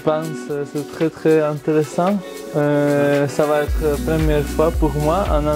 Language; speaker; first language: French; non-native, learner; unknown